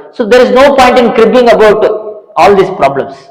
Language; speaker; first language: English; non-native, local second language; Kannada